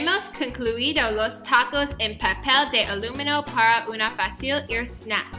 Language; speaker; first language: Spanish; non-native, learner; English